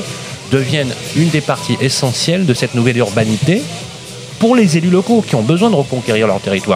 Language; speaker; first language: French; native; French